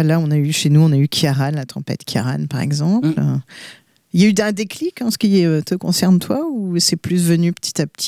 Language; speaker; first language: French; native; French